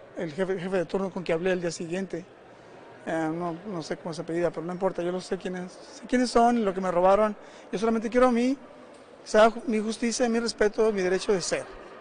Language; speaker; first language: Spanish; native; Spanish